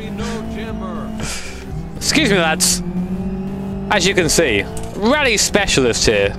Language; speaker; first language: English; native; English